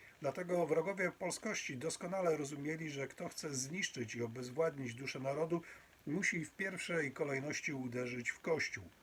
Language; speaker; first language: Polish; native; Polish